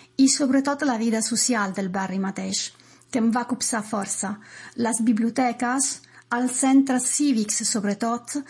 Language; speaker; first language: Catalan; non-native, fluent; Italian